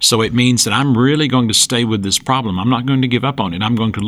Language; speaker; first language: English; native; English